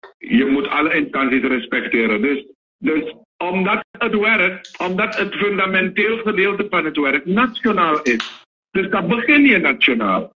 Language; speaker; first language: Dutch; native; Dutch